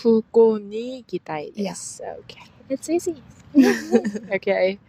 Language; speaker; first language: English; non-native, fluent; Korean